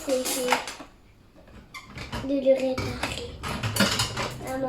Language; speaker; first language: French; native; French